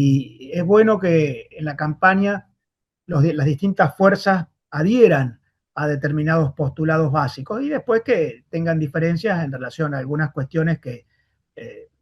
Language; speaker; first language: Spanish; native; Spanish